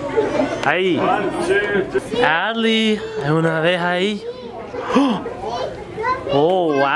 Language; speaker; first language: Spanish; non-native, fluent; English